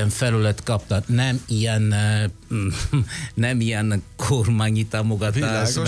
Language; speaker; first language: Hungarian; non-native, fluent; Italian